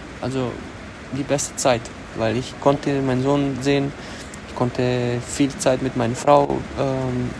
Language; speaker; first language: German; early bilingual, other home language; Romanian